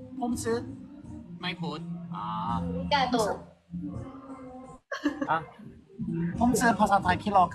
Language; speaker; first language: Thai; non-native, learner; Korean